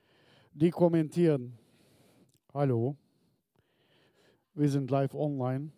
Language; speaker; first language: German; non-native, learner; Turkish